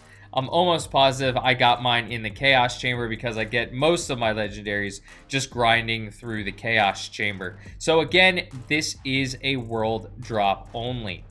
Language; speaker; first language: English; native; English